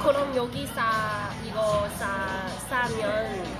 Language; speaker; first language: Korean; non-native, learner; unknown